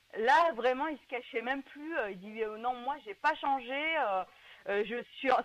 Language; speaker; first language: French; native; French